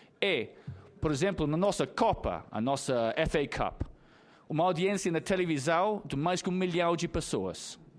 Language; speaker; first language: Portuguese; non-native, fluent; English